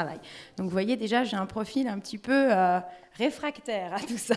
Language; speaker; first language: French; native; French